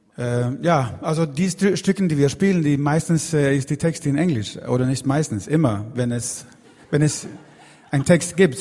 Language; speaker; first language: German; non-native, fluent; Swedish